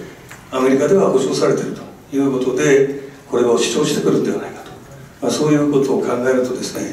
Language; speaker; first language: Japanese; native; Japanese